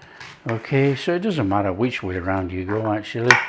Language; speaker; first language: English; native; English